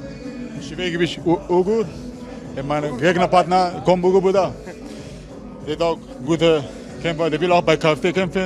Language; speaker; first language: German; non-native, learner; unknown